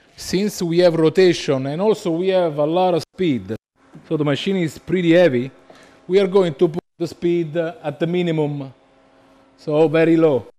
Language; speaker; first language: English; non-native, fluent; Italian